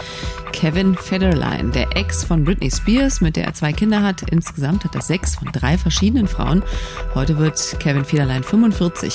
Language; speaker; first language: German; native; German